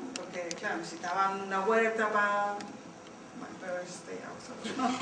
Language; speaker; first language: Spanish; early bilingual, heritage; Spanish